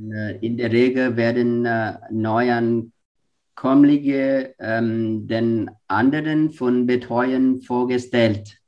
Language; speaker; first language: German; non-native, learner; Vietnamese